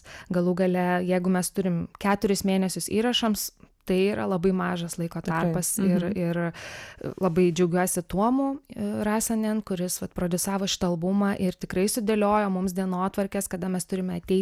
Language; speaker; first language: Lithuanian; native; Lithuanian